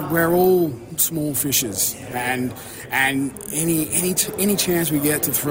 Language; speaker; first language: English; native; English